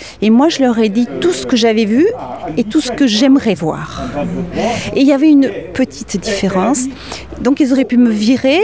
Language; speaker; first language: French; native; French